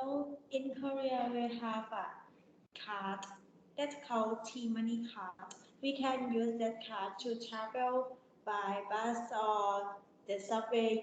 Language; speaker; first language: English; non-native, learner; Thai